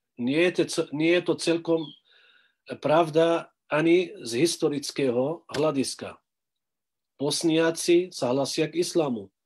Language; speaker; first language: Slovak; non-native, fluent; Arabic